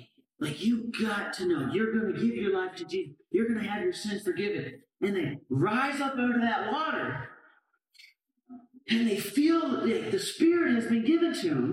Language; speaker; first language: English; native; English